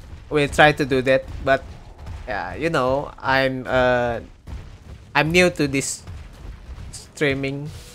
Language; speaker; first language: English; non-native, learner; Indonesian